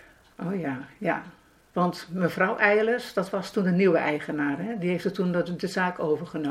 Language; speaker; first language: Dutch; native; Dutch